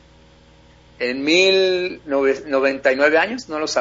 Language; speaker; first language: Spanish; native; Spanish